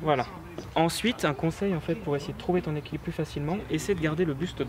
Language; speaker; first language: French; native; French